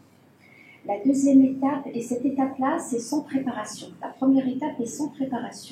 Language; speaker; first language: French; non-native, fluent; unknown